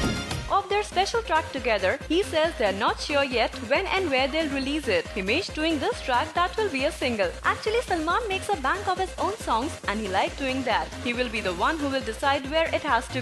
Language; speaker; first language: English; non-native, local second language; Hindi